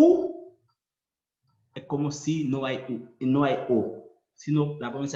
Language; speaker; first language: Spanish; non-native, fluent; Haitian Creole